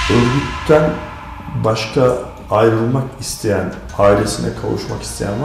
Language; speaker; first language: Turkish; native; Turkish